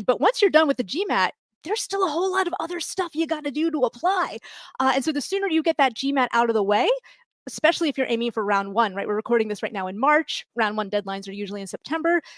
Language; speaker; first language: English; native; English